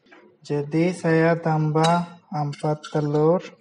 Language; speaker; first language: Indonesian; non-native, fluent; Bangla